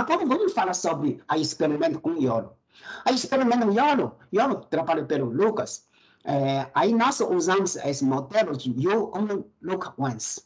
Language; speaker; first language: Portuguese; non-native, fluent; Chinese